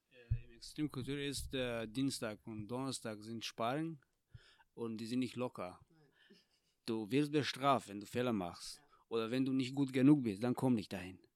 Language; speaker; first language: German; non-native, fluent; Tajik